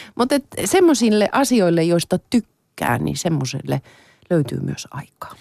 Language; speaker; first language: Finnish; non-native, local second language; Swedish